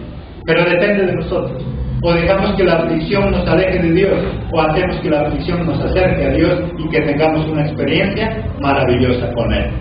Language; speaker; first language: Spanish; native; Spanish